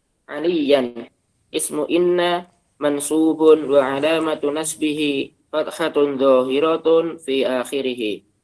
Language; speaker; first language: Arabic; non-native, learner; Indonesian